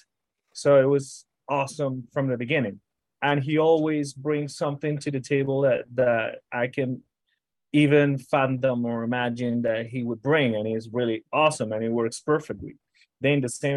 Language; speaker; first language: English; non-native, fluent; Spanish